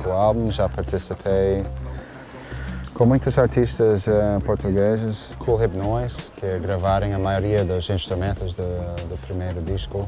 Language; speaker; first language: Portuguese; non-native, fluent; English